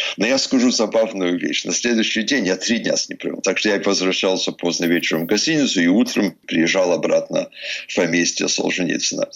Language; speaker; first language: Russian; early bilingual, heritage; Russian